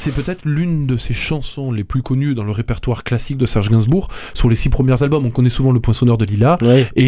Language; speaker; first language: French; native; French